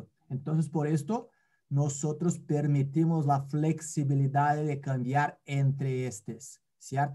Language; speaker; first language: Spanish; non-native, fluent; Portuguese